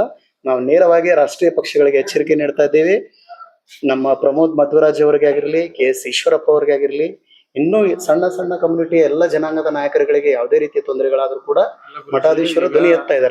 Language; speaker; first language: Kannada; native; Kannada